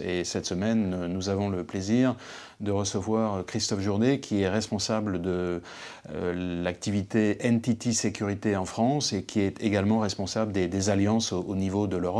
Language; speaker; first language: French; native; French